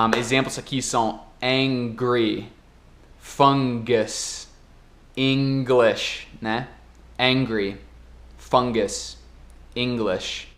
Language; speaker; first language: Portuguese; non-native, fluent; English